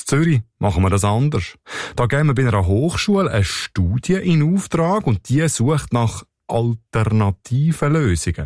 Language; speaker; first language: German; native; German